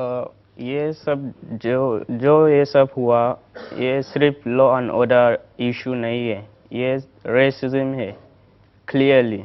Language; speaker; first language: Hindi; non-native, learner; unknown